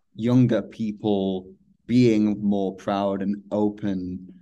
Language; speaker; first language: English; native; English